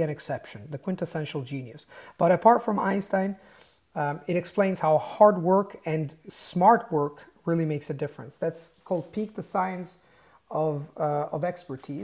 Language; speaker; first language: English; non-native, fluent; Italian